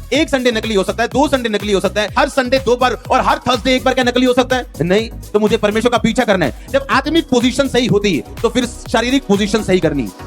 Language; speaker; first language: Hindi; non-native, local second language; Punjabi